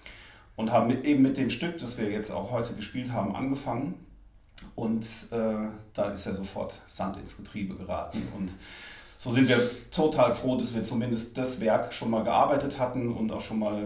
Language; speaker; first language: German; native; German